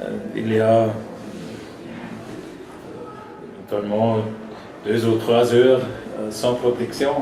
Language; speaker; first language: French; non-native, learner; German